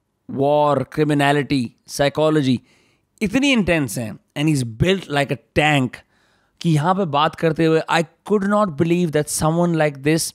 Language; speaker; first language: English; non-native, local second language; Hindi